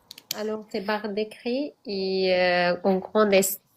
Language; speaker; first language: French; non-native, learner; Arabic